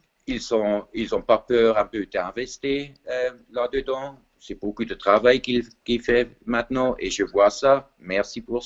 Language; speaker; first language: French; non-native, fluent; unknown